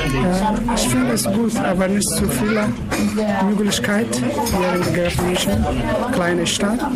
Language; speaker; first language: German; non-native, learner; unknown